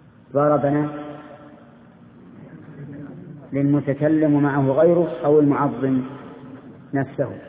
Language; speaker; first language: Arabic; native; Arabic